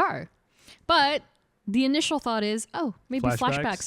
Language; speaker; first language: English; native; English